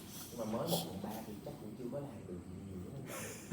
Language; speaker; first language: Vietnamese; native; Vietnamese